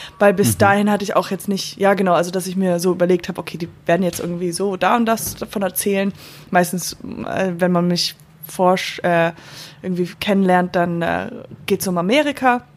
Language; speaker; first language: German; non-native, fluent; English